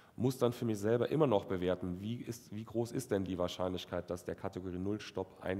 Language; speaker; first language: German; native; German